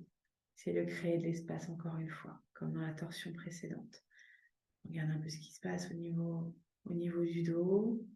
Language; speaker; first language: French; native; French